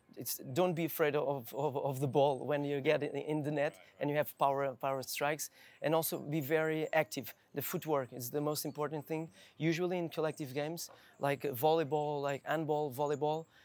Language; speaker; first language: English; non-native, fluent; Portuguese